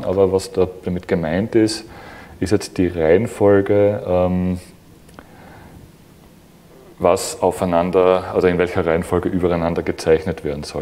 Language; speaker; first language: German; native; German